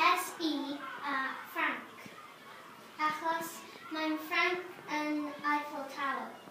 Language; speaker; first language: Welsh; non-native, learner; English